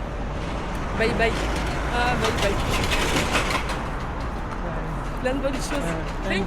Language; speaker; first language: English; non-native, learner; French